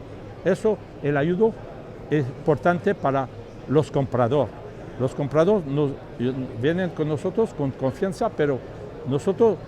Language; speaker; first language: Spanish; non-native, learner; French